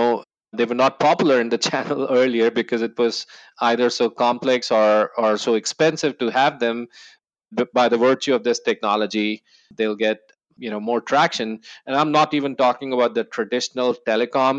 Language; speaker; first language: English; non-native, local second language; Hindi